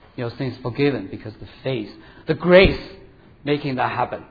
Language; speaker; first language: English; non-native, learner; Chinese